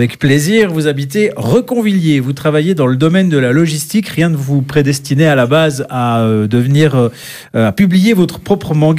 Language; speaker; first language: French; native; French